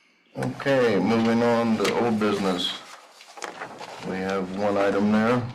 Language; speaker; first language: English; native; English